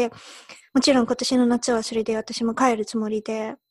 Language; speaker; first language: Japanese; early bilingual, heritage; Japanese